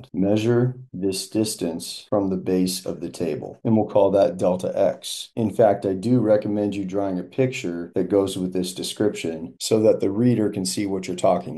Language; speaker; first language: English; native; English